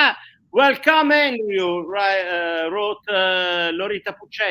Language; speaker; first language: English; non-native, learner; Italian